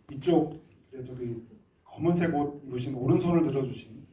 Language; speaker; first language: Korean; native; Korean